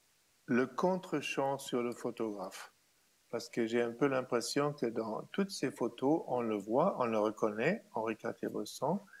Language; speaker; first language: French; non-native, fluent; German